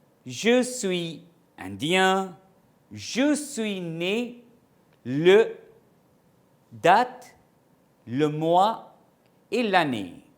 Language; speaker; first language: French; non-native, fluent; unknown